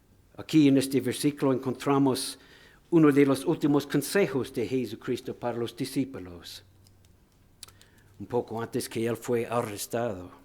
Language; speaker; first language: Spanish; non-native, fluent; English